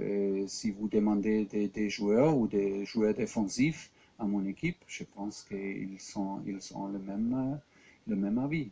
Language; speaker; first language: French; non-native, fluent; German